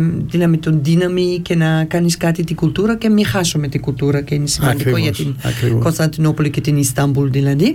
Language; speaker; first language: Greek; early bilingual, heritage; Greek